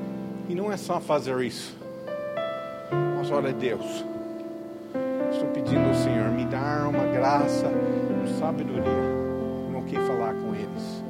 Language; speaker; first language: Portuguese; non-native, fluent; English